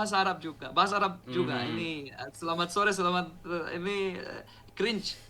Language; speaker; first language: Indonesian; non-native, learner; Arabic